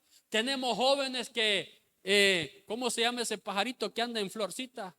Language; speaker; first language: Spanish; native; Spanish